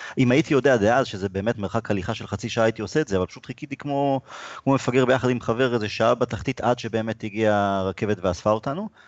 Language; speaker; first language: Hebrew; native; Hebrew